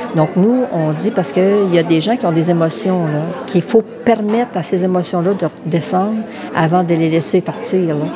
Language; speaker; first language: French; native; French